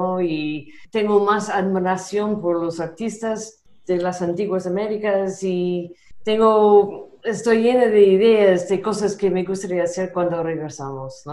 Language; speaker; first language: Spanish; non-native, fluent; English